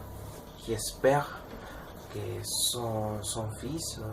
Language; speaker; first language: French; non-native, learner; Spanish